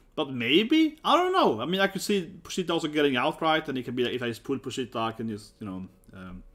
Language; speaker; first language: English; non-native, fluent; Swedish